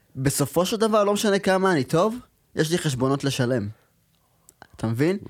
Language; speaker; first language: Hebrew; native; Hebrew